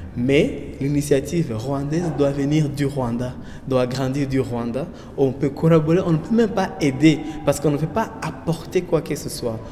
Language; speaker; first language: French; non-native, local second language; Kinyarwanda